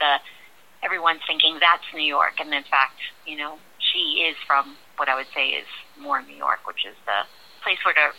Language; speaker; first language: English; native; English